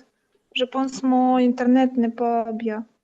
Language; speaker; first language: French; non-native, learner; Russian